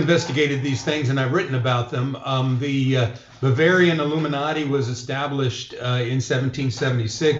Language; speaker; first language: English; native; English